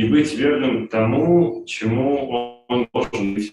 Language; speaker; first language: Russian; native; Russian